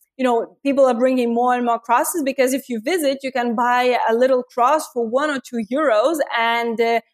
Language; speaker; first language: English; non-native, fluent; Lithuanian